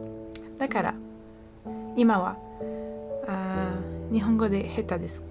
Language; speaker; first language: Japanese; non-native, learner; French